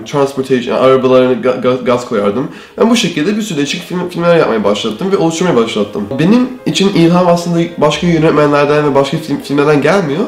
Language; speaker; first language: Turkish; early bilingual, heritage; Turkish